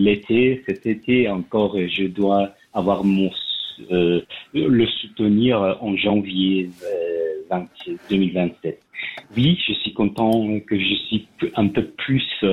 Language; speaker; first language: French; non-native, learner; Persian